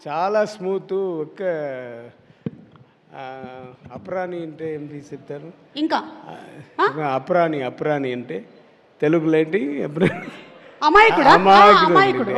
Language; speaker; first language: Telugu; non-native, learner; Tamil